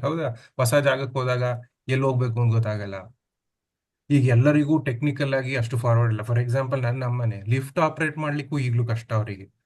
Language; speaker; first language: Kannada; native; Kannada